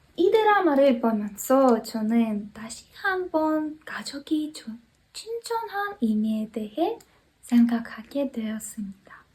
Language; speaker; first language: Korean; non-native, fluent; Ukrainian